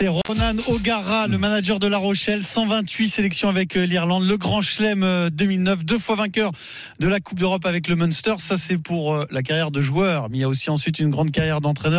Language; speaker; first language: French; native; French